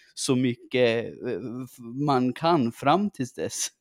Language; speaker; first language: Swedish; native; Swedish